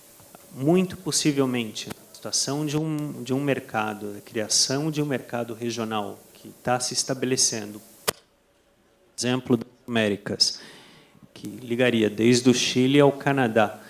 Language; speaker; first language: Portuguese; non-native, fluent; Spanish